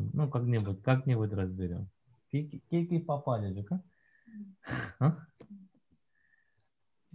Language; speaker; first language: Russian; non-native, fluent; Korean